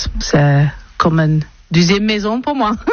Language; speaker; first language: French; non-native, learner; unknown